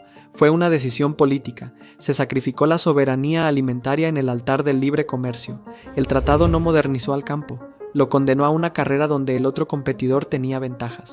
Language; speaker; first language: Spanish; native; Spanish